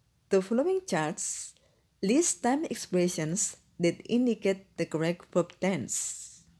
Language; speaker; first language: English; non-native, fluent; Indonesian